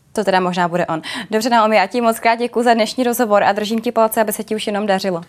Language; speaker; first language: Czech; native; Czech